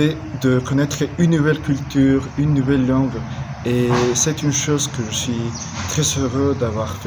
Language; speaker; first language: French; non-native, learner; Spanish